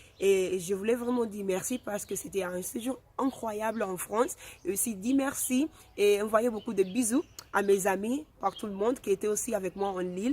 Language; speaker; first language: French; non-native, fluent; Spanish